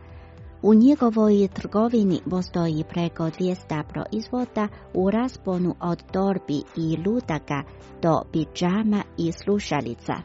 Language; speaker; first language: Croatian; non-native, fluent; Chinese